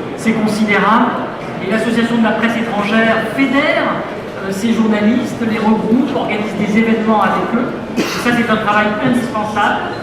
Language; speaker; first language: French; native; French